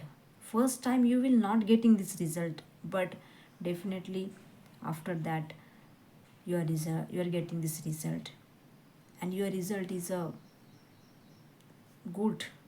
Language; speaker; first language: English; non-native, learner; Hindi